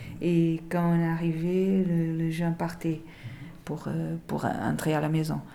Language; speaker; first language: French; non-native, learner; Portuguese